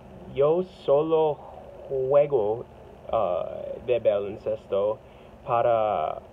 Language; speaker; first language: Spanish; non-native, learner; English